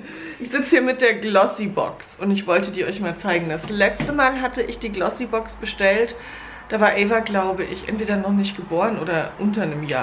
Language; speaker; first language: German; native; German